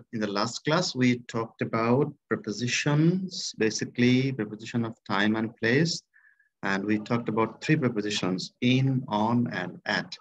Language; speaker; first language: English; non-native, fluent; Bangla